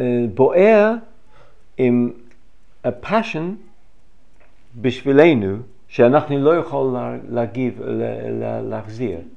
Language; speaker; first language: Hebrew; non-native, fluent; English